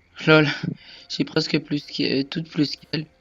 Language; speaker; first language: French; native; French